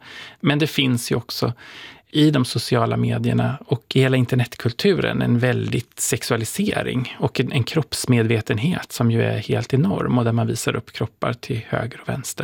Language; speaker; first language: Swedish; native; Swedish